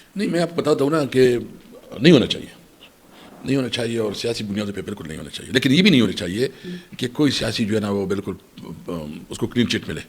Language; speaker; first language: Urdu; non-native, local second language; Pashto